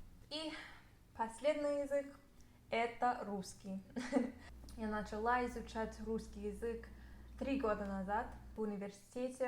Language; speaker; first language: Russian; non-native, fluent; English